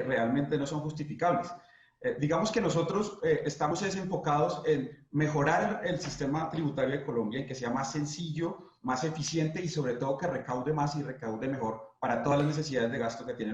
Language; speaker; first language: Spanish; native; Spanish